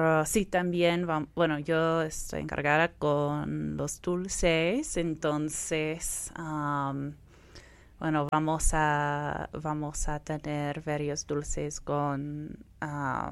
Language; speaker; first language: Spanish; non-native, fluent; English